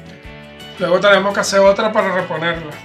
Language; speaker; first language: Spanish; native; Spanish